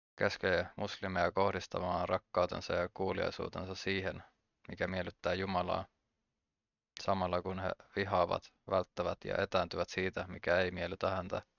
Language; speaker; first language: Finnish; native; Finnish